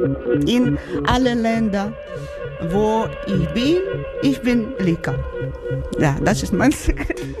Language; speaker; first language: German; non-native, learner; Ukrainian